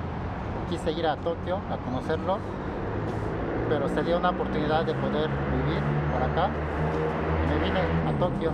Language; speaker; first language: Spanish; native; Spanish